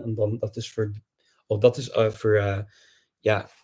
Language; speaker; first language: Dutch; non-native, fluent; English